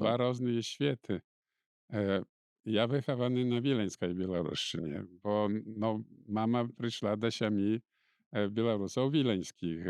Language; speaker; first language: Polish; non-native, local second language; Belarusian